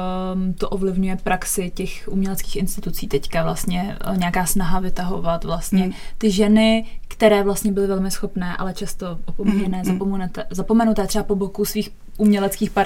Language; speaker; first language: Czech; native; Czech